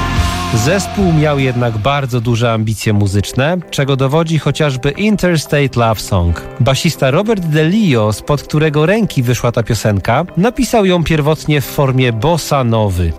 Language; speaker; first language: Polish; native; Polish